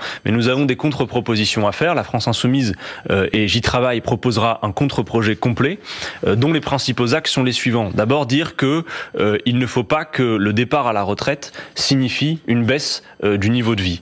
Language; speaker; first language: French; native; French